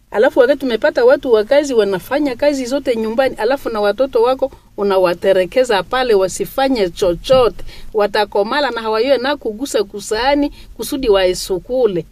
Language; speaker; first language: Swahili; non-native, local second language; Nande